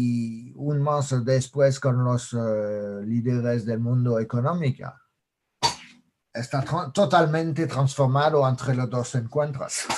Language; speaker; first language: Spanish; non-native, fluent; French